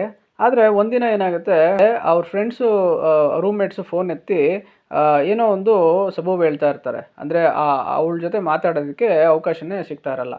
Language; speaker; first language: Kannada; native; Kannada